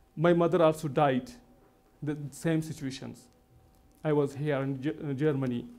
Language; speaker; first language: English; non-native, local second language; Baluchi